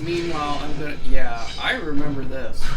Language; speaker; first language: English; native; English